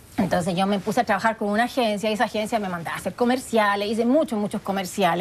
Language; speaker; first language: Spanish; native; Spanish